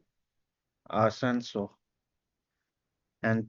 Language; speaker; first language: French; non-native, learner; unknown